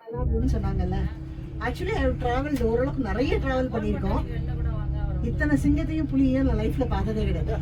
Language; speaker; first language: Tamil; native; Tamil